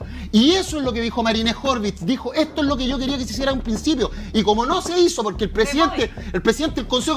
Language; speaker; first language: Spanish; native; Spanish